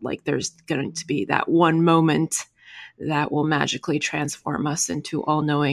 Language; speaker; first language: English; early bilingual, other home language; Chinese